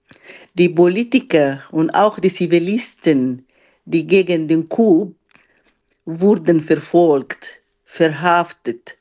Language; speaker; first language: German; non-native, fluent; Arabic